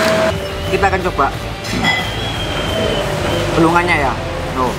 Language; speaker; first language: Indonesian; native; Indonesian